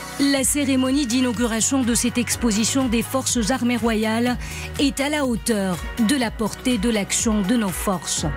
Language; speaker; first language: French; non-native, local second language; Arabic